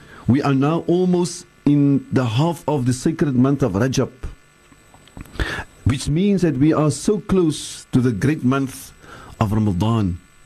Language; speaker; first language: English; early bilingual, other home language; Afrikaans